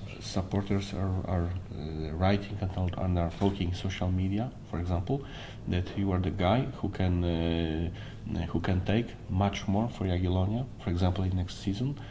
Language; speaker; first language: English; non-native, learner; Polish